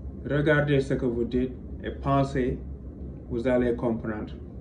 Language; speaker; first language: French; non-native, local second language; Wolof